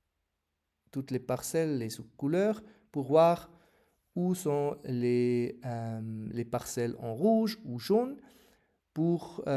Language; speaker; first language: French; non-native, learner; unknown